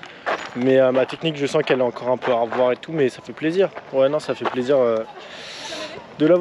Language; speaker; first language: French; native; French